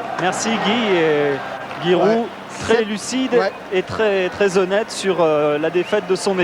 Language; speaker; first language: French; native; French